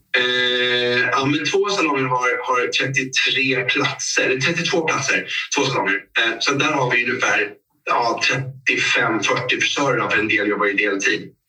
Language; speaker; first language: Swedish; native; Swedish